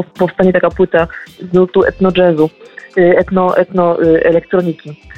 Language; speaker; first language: Polish; native; Polish